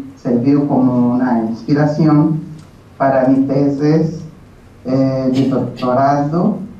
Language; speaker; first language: Spanish; non-native, learner; Portuguese